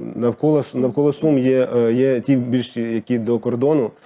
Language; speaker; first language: Ukrainian; non-native, local second language; Russian